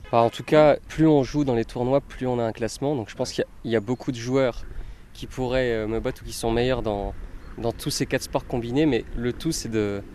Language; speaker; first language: French; native; French